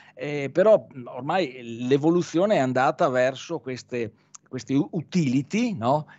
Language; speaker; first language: Italian; native; Italian